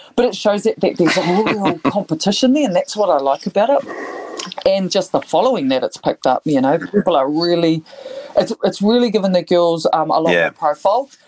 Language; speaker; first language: English; native; English